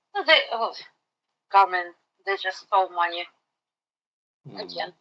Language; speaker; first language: English; non-native, learner; Russian